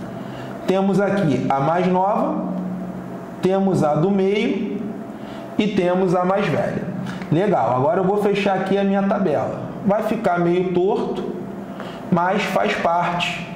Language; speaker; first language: Portuguese; native; Portuguese